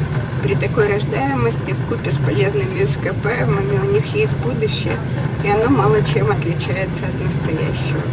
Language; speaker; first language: Russian; native; Russian